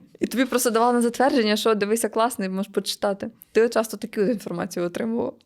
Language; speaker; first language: Ukrainian; native; Ukrainian